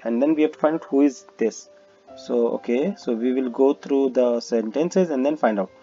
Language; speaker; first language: English; non-native, local second language; Hindi